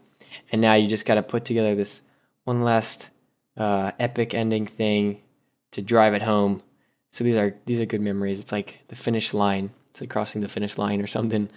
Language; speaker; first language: English; native; English